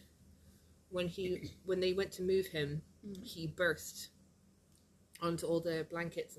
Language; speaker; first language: English; native; English